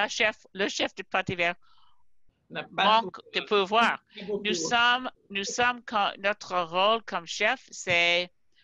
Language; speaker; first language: French; non-native, fluent; English